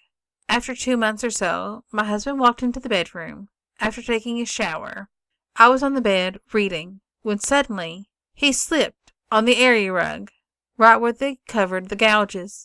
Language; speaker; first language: English; native; English